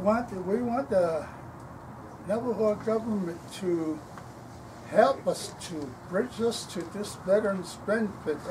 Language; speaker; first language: English; non-native, local second language; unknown